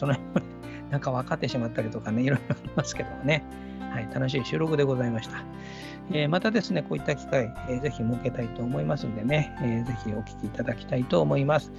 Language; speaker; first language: Japanese; native; Japanese